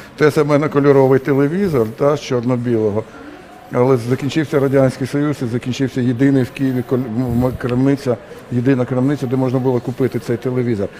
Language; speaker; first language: Ukrainian; non-native, local second language; Russian